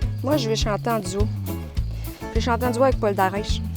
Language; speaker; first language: French; native; French